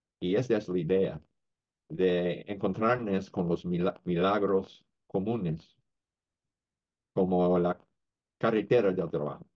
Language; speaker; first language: Spanish; non-native, fluent; English